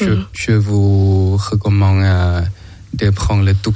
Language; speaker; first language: French; non-native, learner; Thai